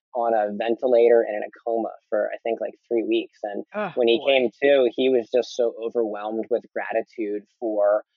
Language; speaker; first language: English; native; English